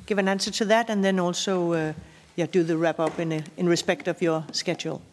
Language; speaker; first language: English; non-native, fluent; Danish